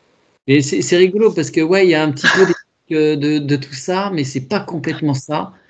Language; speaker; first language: French; native; French